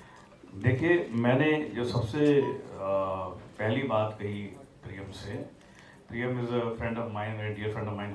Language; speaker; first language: Hindi; native; Hindi